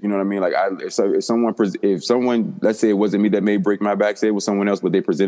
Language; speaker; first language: English; native; English